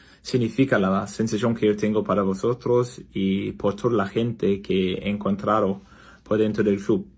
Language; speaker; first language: Spanish; non-native, fluent; Danish